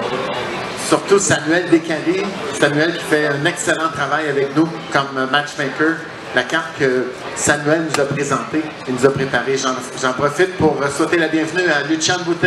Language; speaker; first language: French; native; French